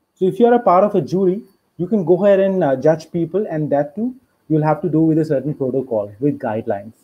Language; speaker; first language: English; non-native, local second language; Hindi